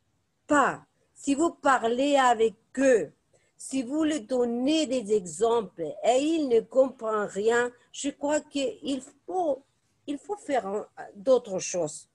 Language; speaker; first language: French; non-native, fluent; Spanish